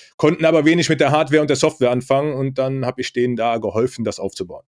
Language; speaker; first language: German; native; German